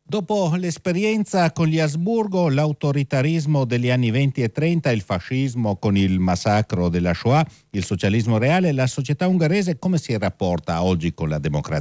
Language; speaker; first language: Italian; native; Italian